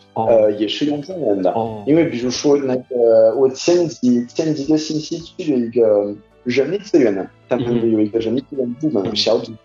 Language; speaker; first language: Chinese; non-native, fluent; French